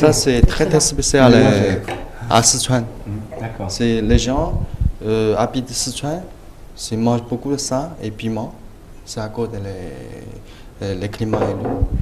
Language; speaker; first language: French; non-native, learner; Chinese